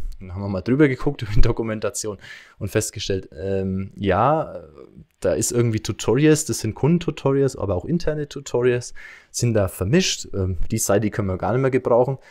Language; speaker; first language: German; native; German